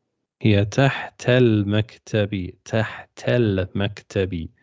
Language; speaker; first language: Arabic; non-native, fluent; English